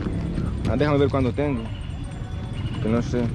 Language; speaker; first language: Spanish; non-native, learner; Greek